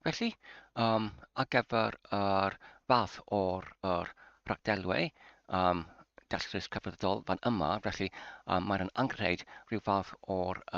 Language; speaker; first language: Welsh; non-native, learner; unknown